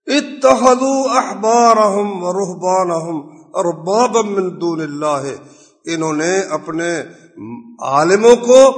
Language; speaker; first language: Urdu; non-native, local second language; Punjabi